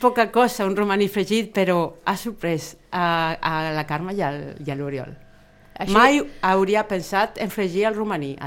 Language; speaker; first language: Catalan; non-native, fluent; Spanish